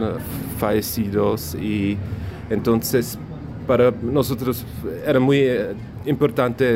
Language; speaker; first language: Spanish; non-native, fluent; Czech